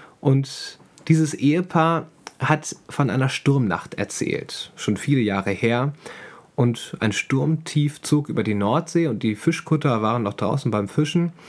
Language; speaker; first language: German; native; German